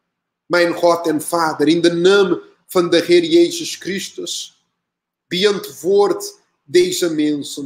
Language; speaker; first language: Dutch; non-native, learner; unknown